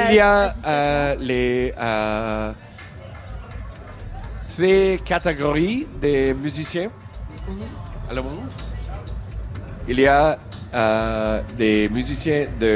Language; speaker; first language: French; non-native, learner; English